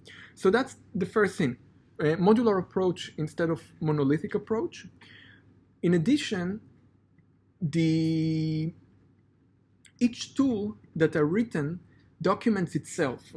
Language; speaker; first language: English; non-native, fluent; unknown